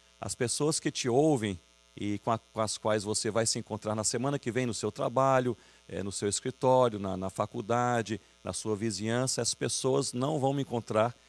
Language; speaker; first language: Portuguese; native; Portuguese